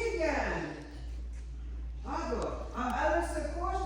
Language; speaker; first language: Hungarian; early bilingual, heritage; Hungarian